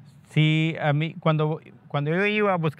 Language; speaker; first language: Spanish; non-native, local second language; Yucateco